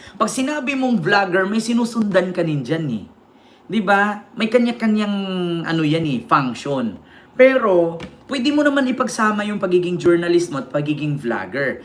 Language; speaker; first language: Filipino; non-native, local second language; Cebuano